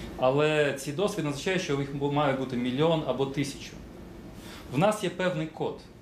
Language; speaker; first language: Ukrainian; non-native, local second language; Russian